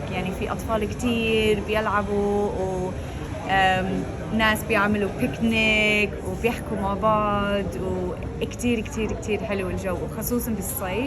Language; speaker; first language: Arabic; non-native, fluent; English